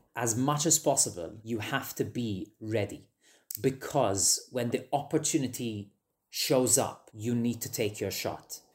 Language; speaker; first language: English; non-native, fluent; Maltese